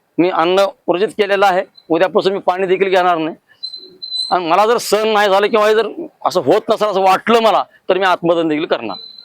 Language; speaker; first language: Marathi; native; Marathi